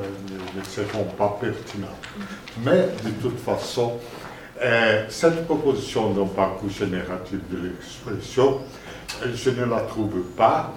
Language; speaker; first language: French; non-native, fluent; Spanish